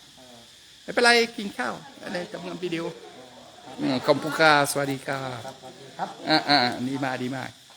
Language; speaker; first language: Thai; non-native, learner; French